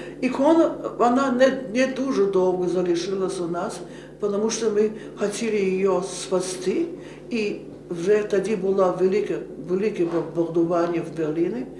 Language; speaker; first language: Ukrainian; early bilingual, heritage; Ukrainian